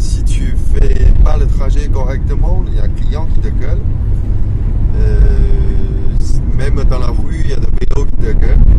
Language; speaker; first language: French; non-native, fluent; Chinese